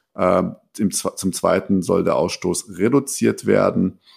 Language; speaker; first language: German; early bilingual, other home language; Persian